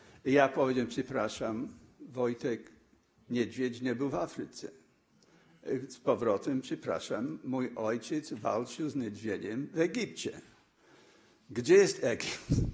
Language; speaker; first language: Polish; non-native, fluent; English